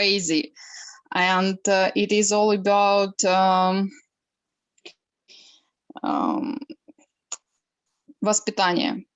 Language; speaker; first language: English; non-native, learner; Ukrainian